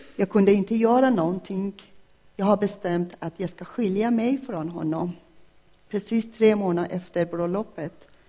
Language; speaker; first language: Swedish; non-native, fluent; Persian